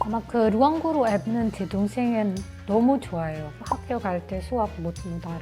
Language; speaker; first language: Korean; non-native, fluent; Indonesian